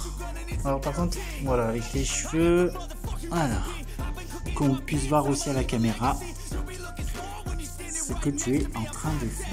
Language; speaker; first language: French; native; French